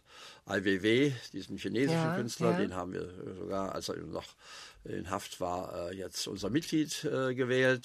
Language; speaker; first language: German; native; German